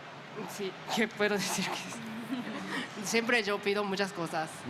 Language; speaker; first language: Spanish; non-native, learner; Japanese